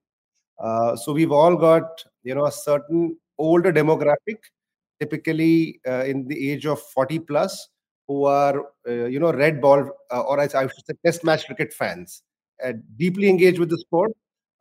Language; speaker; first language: English; non-native, local second language; Hindi